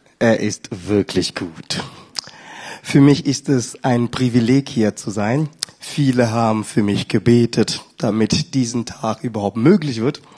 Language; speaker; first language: German; non-native, fluent; French